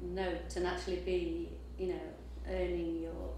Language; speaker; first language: English; native; English